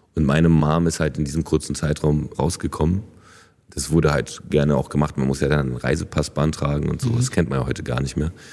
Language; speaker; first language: German; early bilingual, other home language; Polish